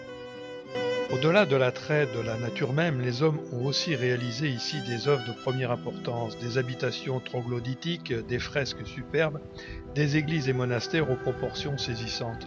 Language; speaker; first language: French; native; French